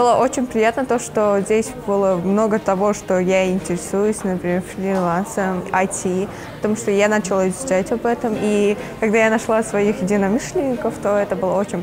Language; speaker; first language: Russian; non-native, local second language; Uzbek